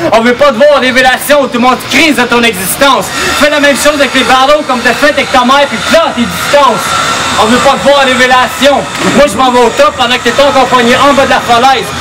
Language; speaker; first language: French; native; French